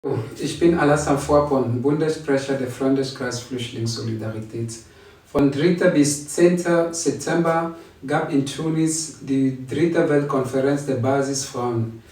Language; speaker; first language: German; non-native, fluent; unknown